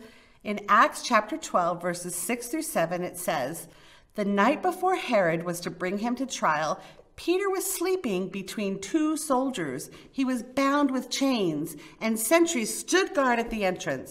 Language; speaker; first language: English; native; English